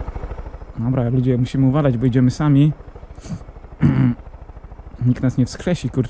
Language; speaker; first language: Polish; native; Polish